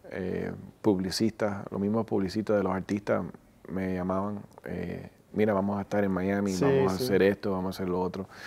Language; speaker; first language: Spanish; early bilingual, heritage; Spanish